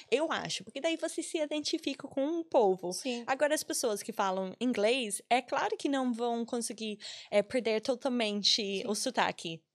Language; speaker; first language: Portuguese; non-native, fluent; English